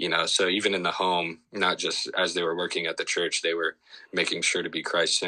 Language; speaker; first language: English; native; English